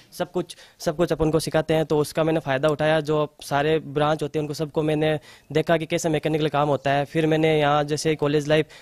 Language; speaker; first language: Hindi; native; Hindi